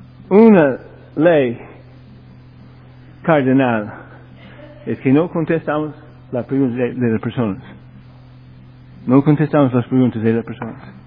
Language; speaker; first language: Spanish; non-native, fluent; English